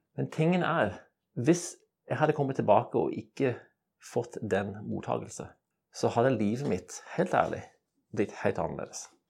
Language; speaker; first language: Norwegian; non-native, fluent; English